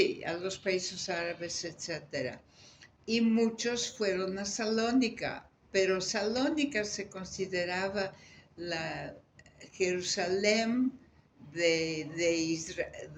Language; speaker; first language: Spanish; native; Spanish